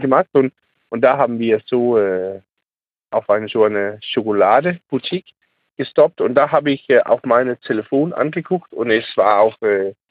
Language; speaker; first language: German; non-native, learner; Danish